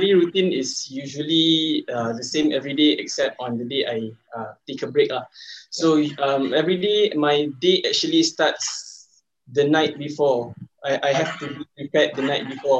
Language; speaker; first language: English; non-native, local second language; Malay